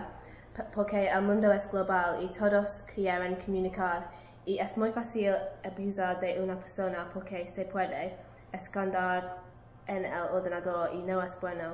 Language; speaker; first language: Spanish; non-native, learner; English